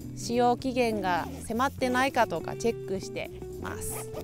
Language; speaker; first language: Japanese; native; Japanese